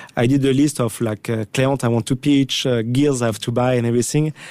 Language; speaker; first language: English; non-native, fluent; French